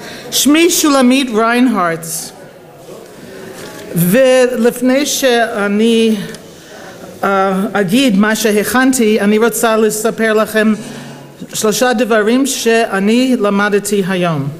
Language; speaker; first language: Hebrew; non-native, fluent; English